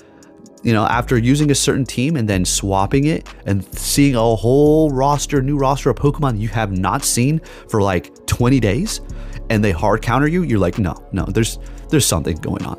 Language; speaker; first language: English; native; English